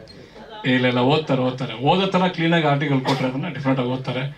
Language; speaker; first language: Kannada; native; Kannada